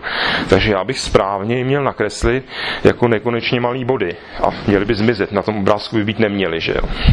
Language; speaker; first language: Czech; native; Czech